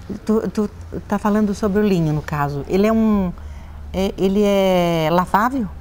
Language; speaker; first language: Portuguese; native; Portuguese